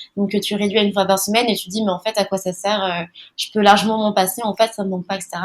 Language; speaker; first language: French; early bilingual, other home language; Malagasy